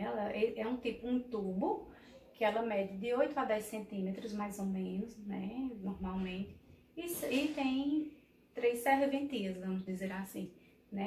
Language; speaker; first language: Portuguese; native; Portuguese